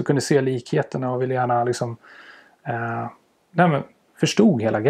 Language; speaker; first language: Swedish; native; Swedish